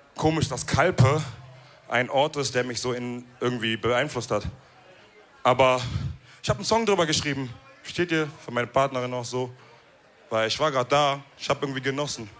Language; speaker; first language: German; early bilingual, other home language; Wolof